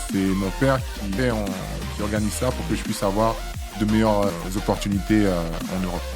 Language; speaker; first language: French; early bilingual, other home language; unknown